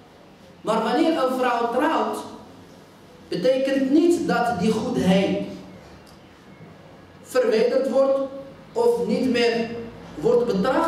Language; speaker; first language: Dutch; non-native, fluent; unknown